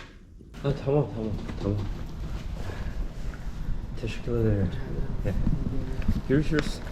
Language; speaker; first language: Turkish; non-native, learner; Korean